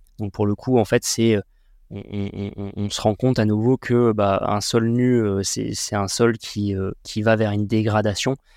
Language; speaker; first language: French; native; French